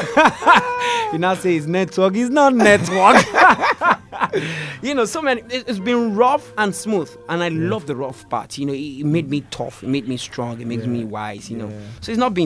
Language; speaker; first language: English; non-native, local second language; Yoruba